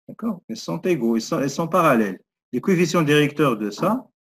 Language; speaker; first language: French; non-native, local second language; Arabic